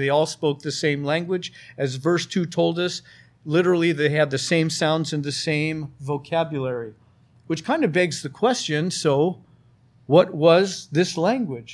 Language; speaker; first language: English; native; English